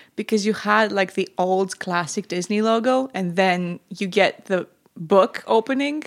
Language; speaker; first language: English; non-native, fluent; Greek